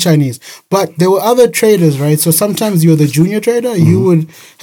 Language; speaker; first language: English; non-native, local second language; Shona